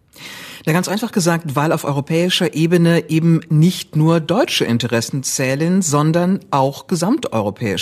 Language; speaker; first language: German; native; German